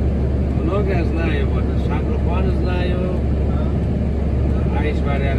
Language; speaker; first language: Russian; non-native, local second language; Uzbek